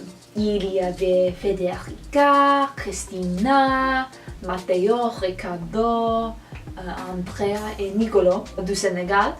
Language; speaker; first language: French; non-native, learner; English